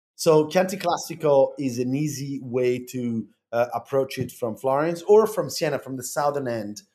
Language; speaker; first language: English; non-native, fluent; Italian